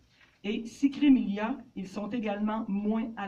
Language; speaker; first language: French; native; French